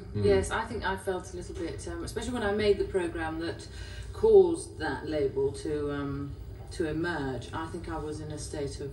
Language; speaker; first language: English; native; English